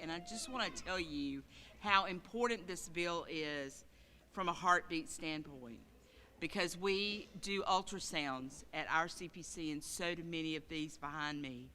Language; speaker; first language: English; native; English